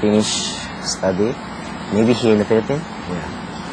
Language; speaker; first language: English; non-native, learner; Japanese